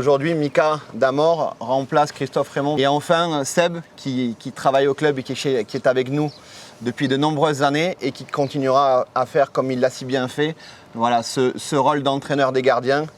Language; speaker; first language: French; native; French